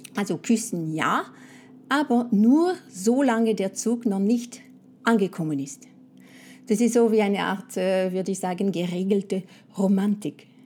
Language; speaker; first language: German; non-native, fluent; French